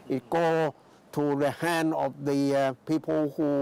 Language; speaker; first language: English; non-native, fluent; Thai